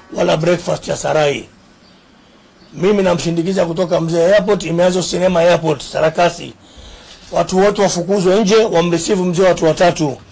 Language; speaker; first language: Swahili; native; Swahili